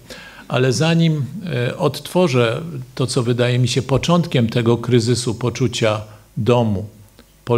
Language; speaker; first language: Polish; native; Polish